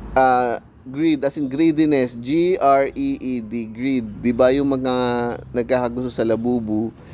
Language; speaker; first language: Filipino; native; Filipino